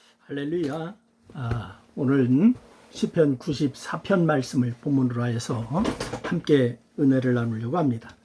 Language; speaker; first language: Korean; native; Korean